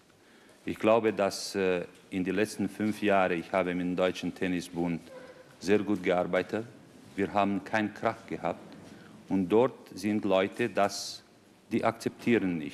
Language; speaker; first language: German; non-native, fluent; Romanian